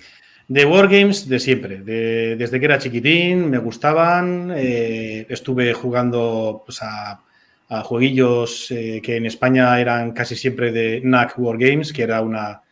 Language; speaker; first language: Spanish; native; Spanish